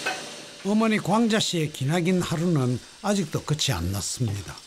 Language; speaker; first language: Korean; native; Korean